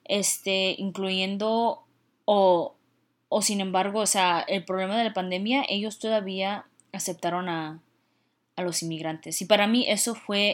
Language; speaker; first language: Spanish; early bilingual, heritage; Spanish